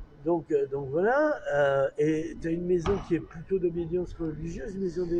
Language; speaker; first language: French; native; French